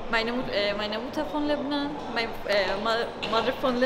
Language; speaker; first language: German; non-native, fluent; Turkish